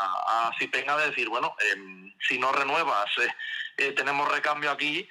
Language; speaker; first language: Spanish; native; Spanish